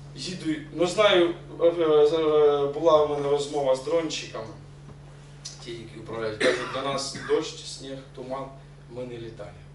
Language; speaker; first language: Ukrainian; non-native, local second language; Russian